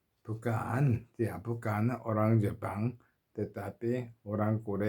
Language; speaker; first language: Indonesian; non-native, learner; Korean